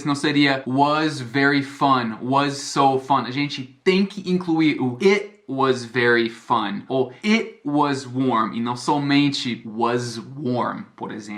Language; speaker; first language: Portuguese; non-native, fluent; English